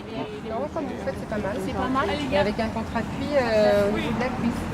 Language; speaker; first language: French; native; French